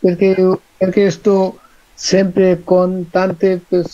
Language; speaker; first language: Italian; non-native, learner; Bangla